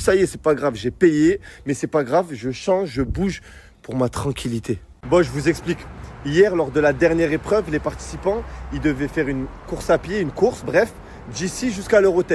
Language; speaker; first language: French; native; French